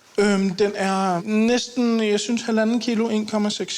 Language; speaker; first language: Danish; native; Danish